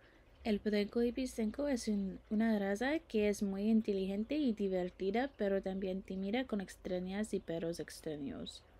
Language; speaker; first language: Spanish; non-native, learner; English